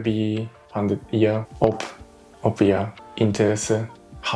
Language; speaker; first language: German; non-native, learner; Japanese